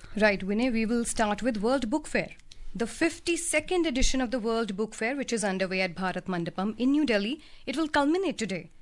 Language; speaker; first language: English; non-native, local second language; Hindi